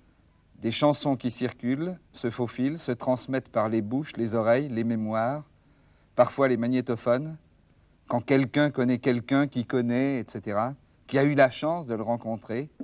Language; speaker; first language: French; native; French